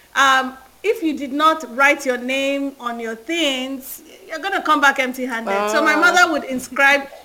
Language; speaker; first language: English; non-native, local second language; Yoruba